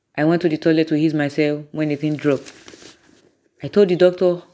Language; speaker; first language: English; non-native, local second language; Yoruba